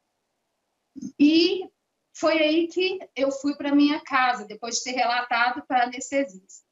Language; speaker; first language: Portuguese; native; Portuguese